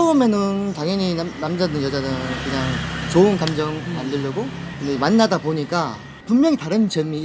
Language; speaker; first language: Korean; native; Korean